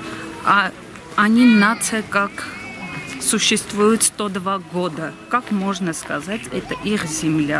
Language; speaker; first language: Russian; non-native, local second language; Armenian